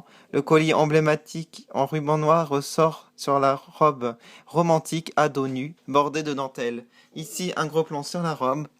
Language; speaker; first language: French; native; French